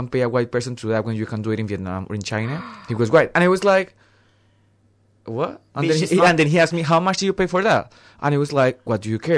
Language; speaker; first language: English; non-native, fluent; Spanish